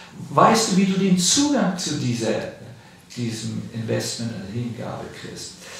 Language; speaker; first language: German; native; German